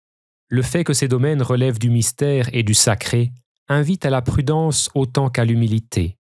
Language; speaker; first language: French; native; French